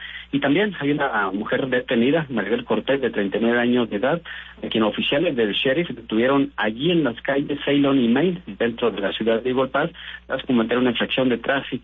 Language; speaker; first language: Spanish; native; Spanish